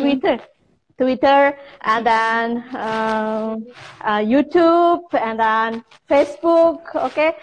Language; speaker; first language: English; non-native, fluent; Indonesian